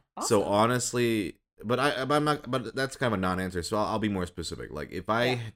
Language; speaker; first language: English; native; English